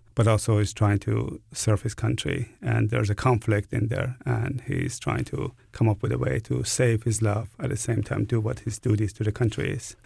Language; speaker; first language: English; non-native, fluent; Persian